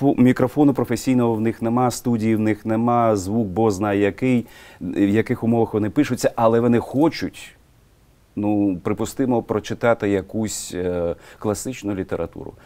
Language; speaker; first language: Ukrainian; non-native, local second language; Russian